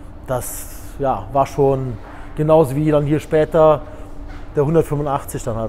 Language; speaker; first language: German; native; German